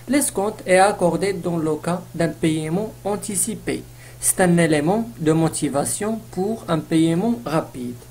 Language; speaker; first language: French; non-native, local second language; Arabic